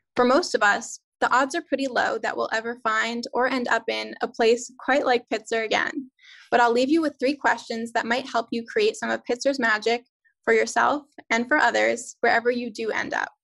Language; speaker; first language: English; native; English